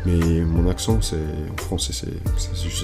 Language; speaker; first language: French; non-native, learner; English